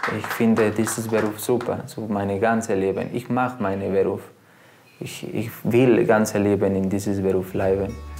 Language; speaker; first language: German; non-native, learner; Spanish